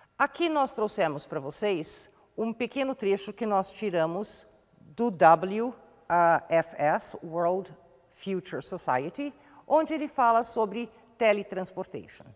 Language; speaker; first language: Portuguese; native; Portuguese